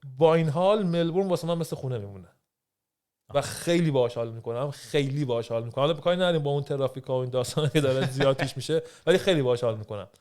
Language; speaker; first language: Persian; native; Persian